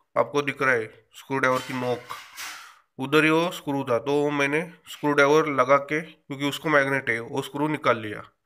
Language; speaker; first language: Hindi; non-native, local second language; Marathi